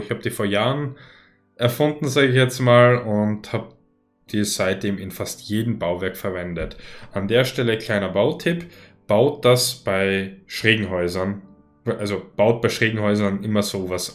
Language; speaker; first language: German; native; German